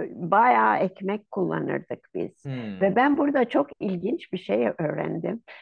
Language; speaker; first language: Turkish; non-native, local second language; Ladino